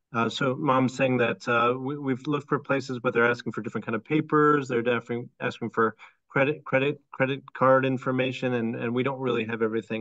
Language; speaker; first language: English; native; English